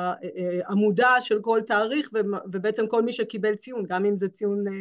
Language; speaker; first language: Hebrew; native; Hebrew